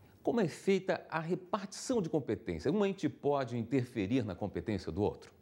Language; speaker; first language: Portuguese; native; Portuguese